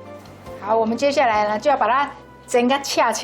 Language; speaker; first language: Chinese; native; Chinese